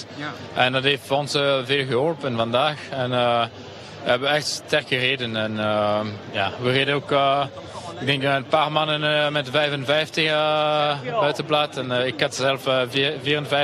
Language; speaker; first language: Dutch; non-native, local second language; French